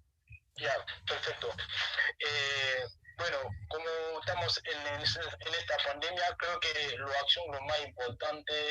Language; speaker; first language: Spanish; non-native, learner; Haitian Creole